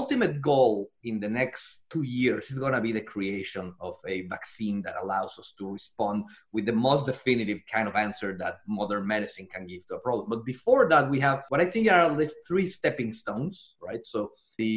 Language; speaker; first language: English; non-native, fluent; Spanish